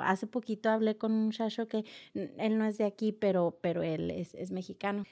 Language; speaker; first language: Spanish; early bilingual, heritage; Spanish